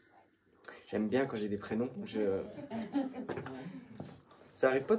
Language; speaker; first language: French; native; French